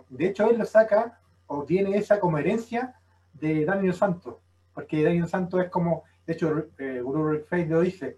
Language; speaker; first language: Spanish; native; Spanish